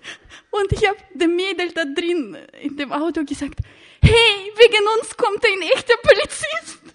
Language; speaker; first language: German; non-native, fluent; Russian